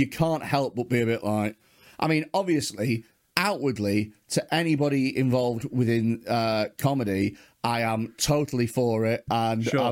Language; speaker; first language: English; native; English